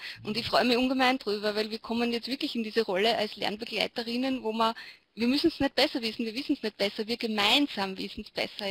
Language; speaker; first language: German; native; German